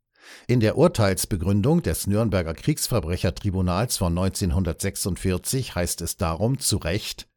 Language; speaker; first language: German; native; German